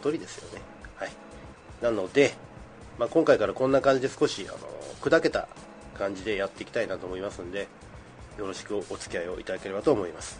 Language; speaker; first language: Japanese; native; Japanese